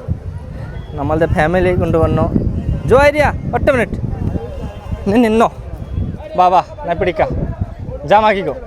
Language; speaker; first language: Malayalam; non-native, learner; Bangla